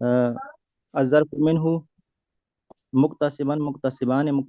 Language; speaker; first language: Arabic; non-native, learner; Urdu